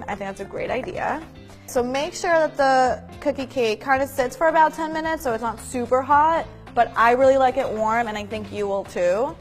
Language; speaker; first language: English; native; English